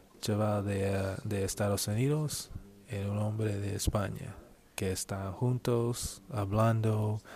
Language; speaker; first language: Spanish; non-native, learner; English